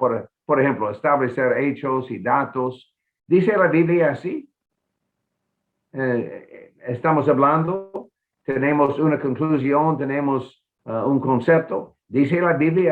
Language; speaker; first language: Spanish; non-native, fluent; English